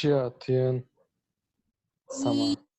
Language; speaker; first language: Chinese; non-native, learner; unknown